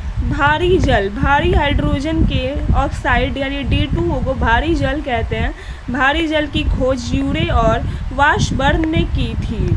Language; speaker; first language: Hindi; native; Hindi